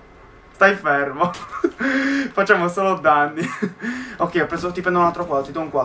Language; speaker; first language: Italian; native; Italian